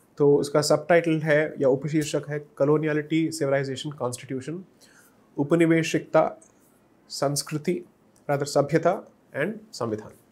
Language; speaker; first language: Hindi; non-native, local second language; Tamil